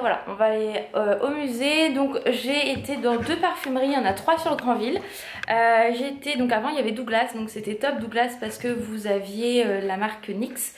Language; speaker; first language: French; native; French